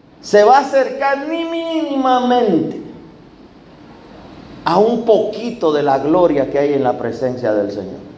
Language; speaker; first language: Spanish; native; Spanish